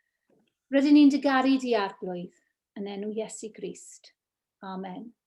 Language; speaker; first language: Welsh; non-native, local second language; English